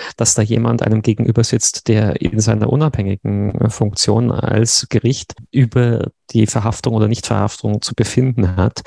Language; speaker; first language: German; native; German